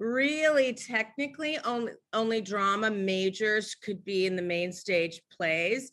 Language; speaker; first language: English; native; English